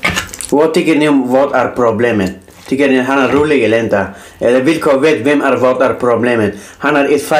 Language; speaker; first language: Swedish; non-native, learner; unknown